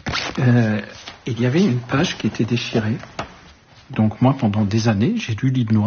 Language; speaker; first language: French; early bilingual, other home language; Arabic